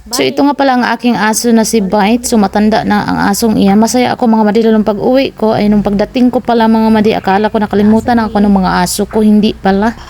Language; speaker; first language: Filipino; non-native, local second language; Cebuano